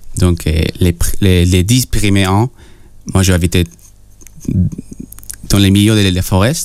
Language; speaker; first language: French; non-native, learner; Spanish